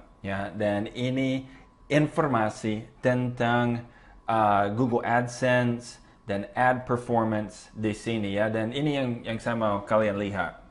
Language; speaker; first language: Indonesian; non-native, fluent; English